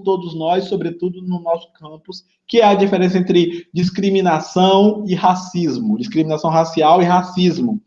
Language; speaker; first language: Portuguese; native; Portuguese